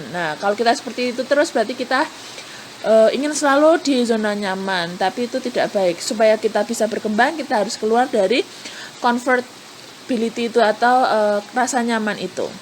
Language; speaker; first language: Indonesian; native; Indonesian